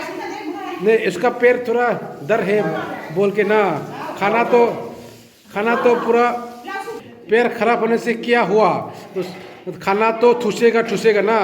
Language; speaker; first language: Hindi; non-native, local second language; Rongmei Naga